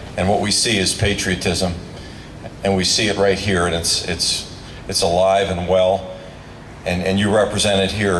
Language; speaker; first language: English; native; English